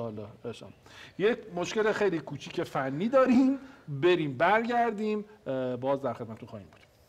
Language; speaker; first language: Persian; native; Persian